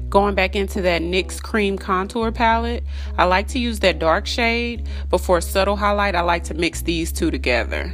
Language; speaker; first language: English; native; English